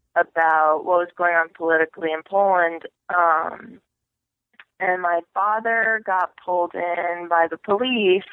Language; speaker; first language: English; native; English